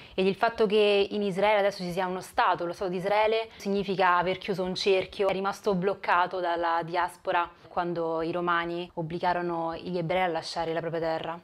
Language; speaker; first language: Italian; native; Italian